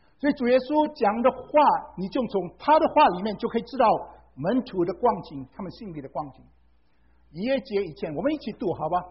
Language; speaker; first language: Chinese; non-native, fluent; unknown